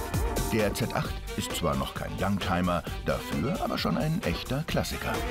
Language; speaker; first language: German; native; German